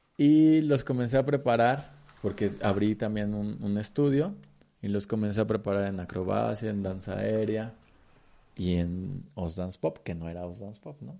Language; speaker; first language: Spanish; native; Spanish